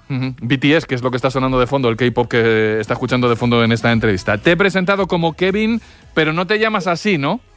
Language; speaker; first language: Spanish; native; Spanish